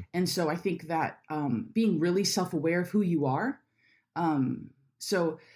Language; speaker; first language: English; native; English